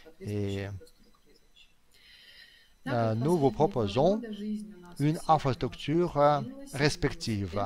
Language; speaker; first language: French; non-native, fluent; Russian